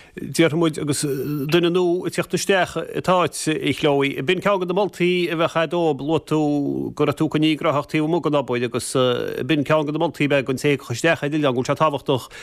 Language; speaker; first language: Irish; native; Irish